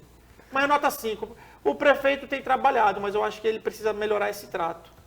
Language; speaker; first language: Portuguese; native; Portuguese